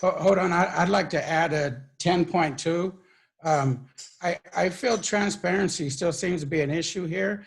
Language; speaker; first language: English; native; English